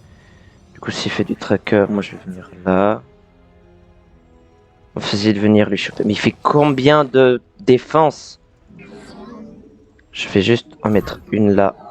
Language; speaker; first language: French; native; French